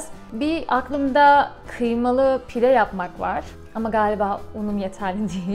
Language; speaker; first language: Turkish; native; Turkish